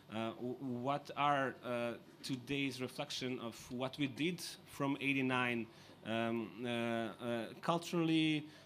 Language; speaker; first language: English; non-native, fluent; Serbian